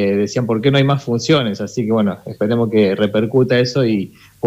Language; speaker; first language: Spanish; native; Spanish